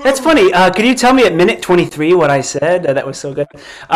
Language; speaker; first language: English; native; English